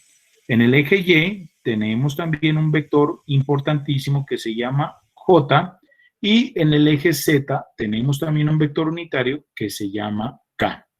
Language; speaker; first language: Spanish; native; Spanish